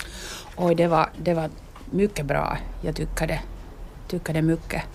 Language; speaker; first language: Swedish; non-native, local second language; Finnish